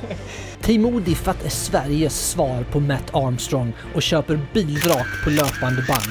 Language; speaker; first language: Swedish; native; Swedish